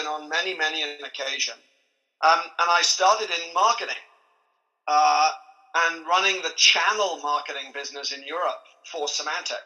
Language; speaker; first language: English; native; English